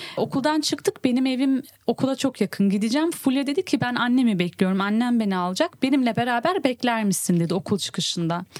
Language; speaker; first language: Turkish; early bilingual, heritage; Turkish